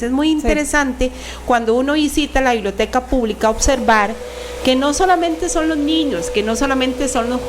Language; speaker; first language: Spanish; native; Spanish